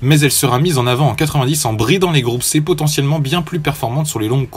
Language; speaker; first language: French; native; French